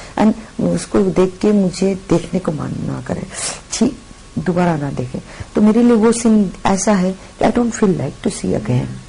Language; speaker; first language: Hindi; non-native, local second language; Bangla